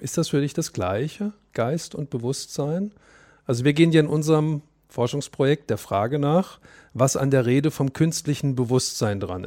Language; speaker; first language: German; native; German